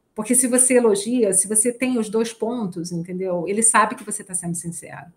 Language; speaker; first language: Portuguese; native; Portuguese